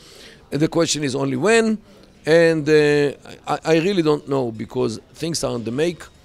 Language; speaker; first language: English; non-native, fluent; Hebrew